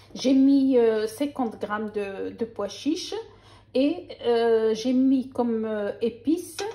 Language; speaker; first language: French; non-native, local second language; Arabic